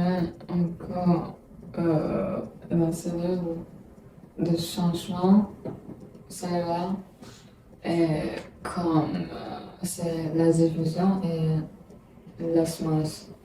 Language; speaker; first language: French; non-native, learner; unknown